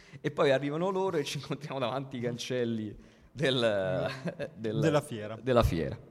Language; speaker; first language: Italian; native; Italian